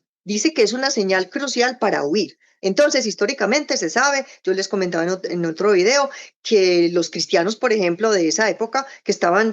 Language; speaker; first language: Spanish; native; Spanish